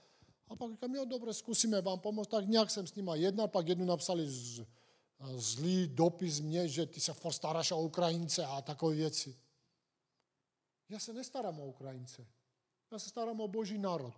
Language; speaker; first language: Czech; non-native, fluent; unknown